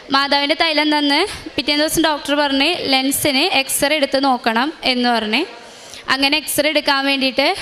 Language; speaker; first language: Malayalam; native; Malayalam